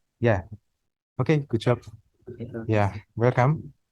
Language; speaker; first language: English; non-native, fluent; Indonesian